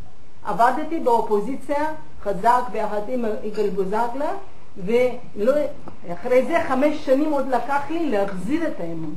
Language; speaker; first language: Hebrew; non-native, fluent; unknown